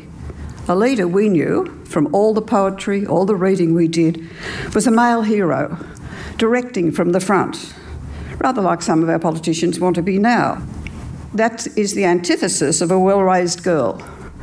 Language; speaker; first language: English; native; English